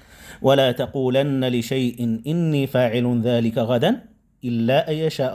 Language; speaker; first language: Arabic; non-native, fluent; Indonesian